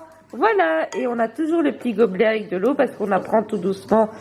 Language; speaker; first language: French; native; French